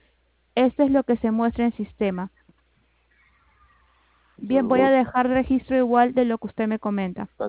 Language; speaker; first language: Spanish; native; Spanish